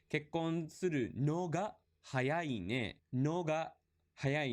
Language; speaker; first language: Japanese; non-native, fluent; English